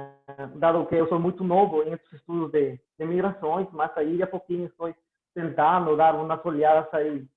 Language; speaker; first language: Portuguese; non-native, learner; Spanish